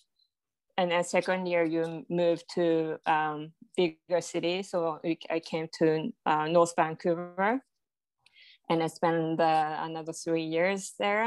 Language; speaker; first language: English; non-native, fluent; Japanese